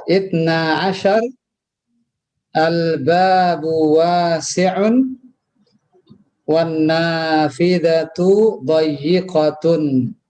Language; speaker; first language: Arabic; non-native, fluent; Indonesian